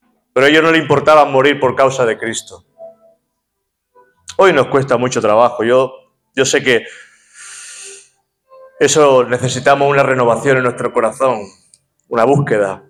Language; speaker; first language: Spanish; native; Spanish